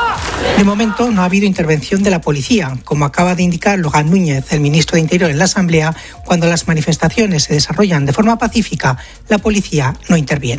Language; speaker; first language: Spanish; native; Spanish